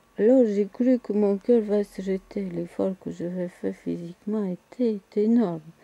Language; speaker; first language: French; non-native, fluent; Bulgarian